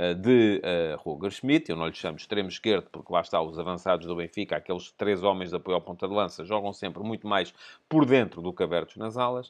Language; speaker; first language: Portuguese; native; Portuguese